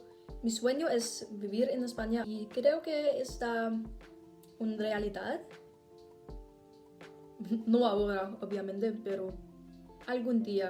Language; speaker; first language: Spanish; non-native, learner; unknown